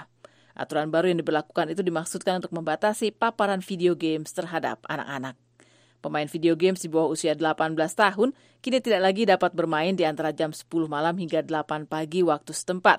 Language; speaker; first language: Indonesian; native; Indonesian